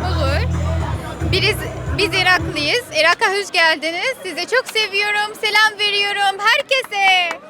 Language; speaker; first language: Turkish; non-native, learner; Arabic